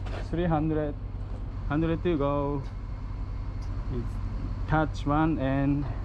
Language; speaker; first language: English; non-native, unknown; Japanese